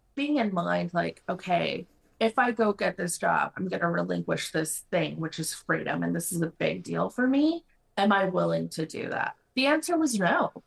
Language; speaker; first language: English; non-native, fluent; Spanish